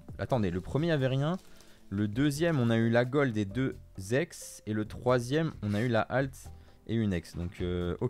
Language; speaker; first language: French; native; French